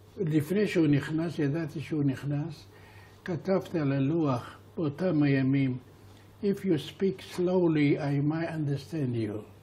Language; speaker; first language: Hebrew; non-native, fluent; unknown